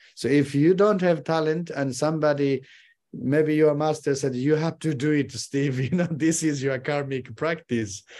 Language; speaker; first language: English; non-native, fluent; Chinese